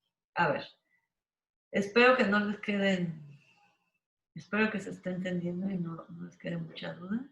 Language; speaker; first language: Spanish; native; Spanish